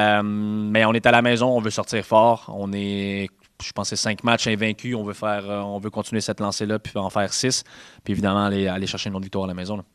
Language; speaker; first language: French; native; French